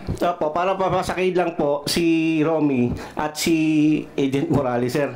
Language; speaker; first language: Filipino; non-native, local second language; Cebuano